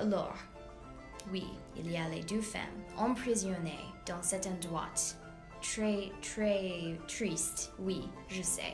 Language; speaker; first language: French; non-native, learner; English